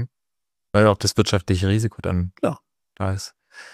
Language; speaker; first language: German; native; German